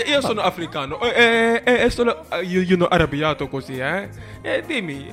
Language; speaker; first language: Italian; non-native, learner; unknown